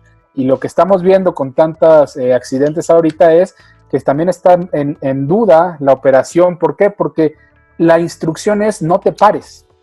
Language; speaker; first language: Spanish; native; Spanish